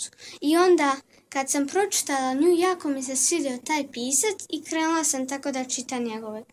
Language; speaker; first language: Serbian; early bilingual, heritage; Serbian